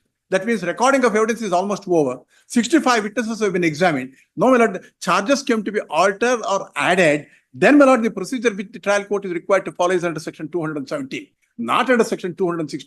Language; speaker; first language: English; non-native, local second language; Kannada